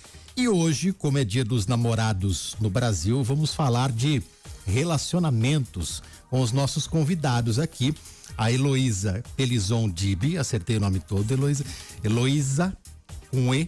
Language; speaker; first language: Portuguese; native; Portuguese